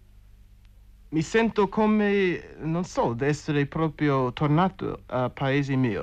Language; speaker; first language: Italian; non-native, fluent; English